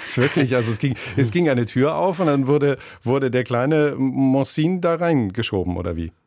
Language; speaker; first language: German; native; German